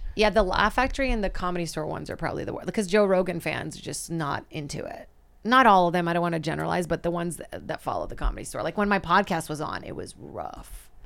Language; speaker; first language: English; non-native, fluent; Portuguese